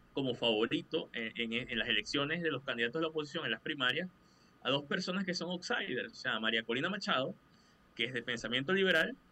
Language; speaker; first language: Spanish; native; Spanish